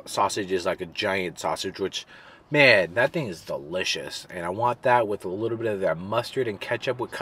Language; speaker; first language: English; native; English